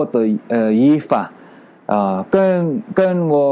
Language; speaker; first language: Chinese; non-native, learner; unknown